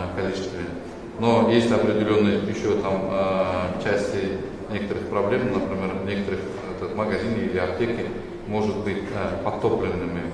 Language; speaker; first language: Russian; non-native, local second language; Kazakh